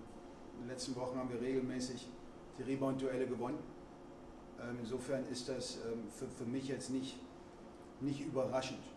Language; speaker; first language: German; native; German